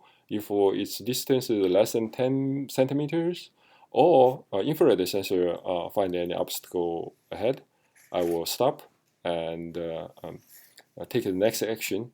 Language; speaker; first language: English; non-native, fluent; Chinese